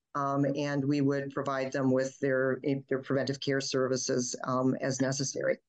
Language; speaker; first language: English; early bilingual, other home language; German